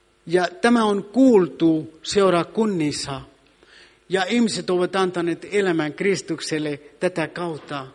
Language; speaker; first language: Finnish; non-native, fluent; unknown